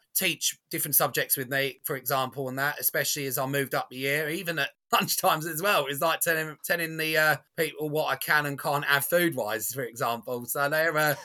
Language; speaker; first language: English; native; English